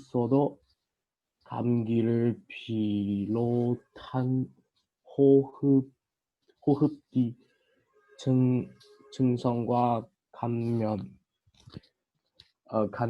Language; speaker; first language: Korean; non-native, learner; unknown